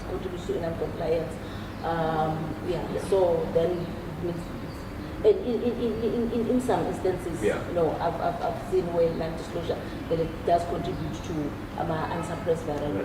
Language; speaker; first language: English; non-native, local second language; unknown